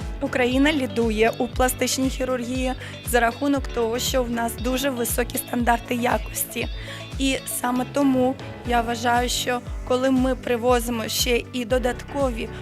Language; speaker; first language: Ukrainian; native; Ukrainian